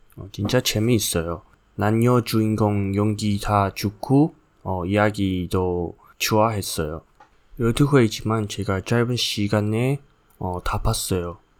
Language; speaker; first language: Korean; non-native, learner; Chinese